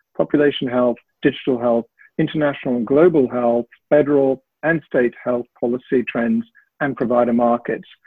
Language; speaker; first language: English; native; English